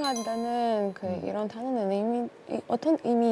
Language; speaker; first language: Korean; non-native, fluent; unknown